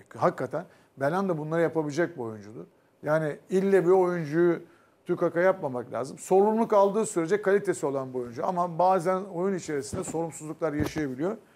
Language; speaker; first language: Turkish; native; Turkish